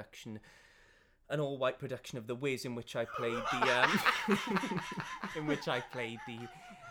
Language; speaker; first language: English; native; English